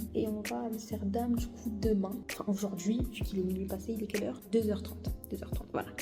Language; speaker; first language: French; native; French